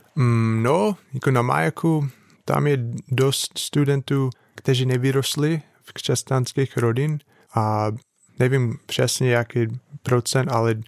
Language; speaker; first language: Czech; non-native, fluent; English